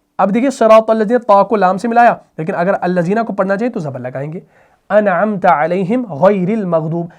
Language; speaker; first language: Urdu; native; Urdu